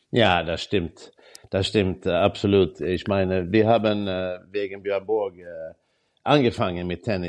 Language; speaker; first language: German; non-native, learner; Swedish